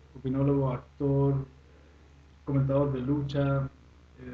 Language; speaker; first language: Spanish; non-native, fluent; Swedish